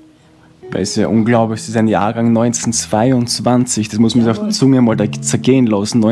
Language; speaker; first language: German; native; German